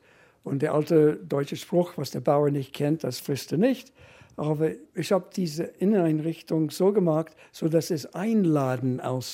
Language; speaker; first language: German; non-native, fluent; English